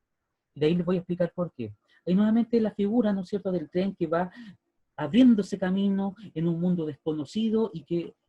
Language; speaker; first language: Spanish; native; Spanish